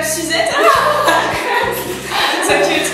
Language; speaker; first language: English; non-native, learner; French